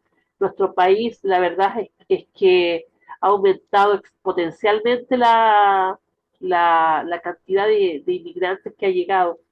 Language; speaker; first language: Spanish; native; Spanish